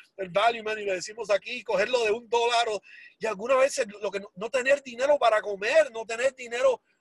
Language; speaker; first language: Spanish; early bilingual, heritage; Spanish